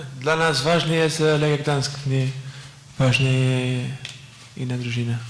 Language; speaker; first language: Polish; non-native, learner; Portuguese